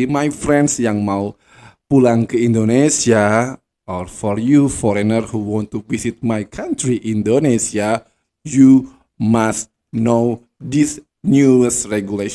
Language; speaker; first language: English; non-native, fluent; Indonesian